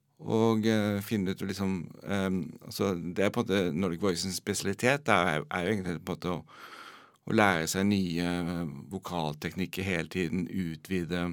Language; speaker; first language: Norwegian; native; Norwegian